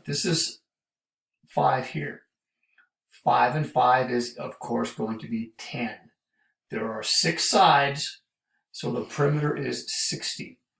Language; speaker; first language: English; native; English